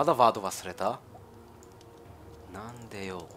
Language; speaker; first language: Japanese; non-native, learner; German